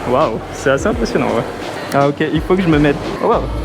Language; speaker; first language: French; native; French